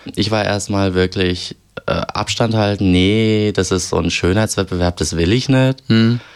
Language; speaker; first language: German; early bilingual, other home language; Albanian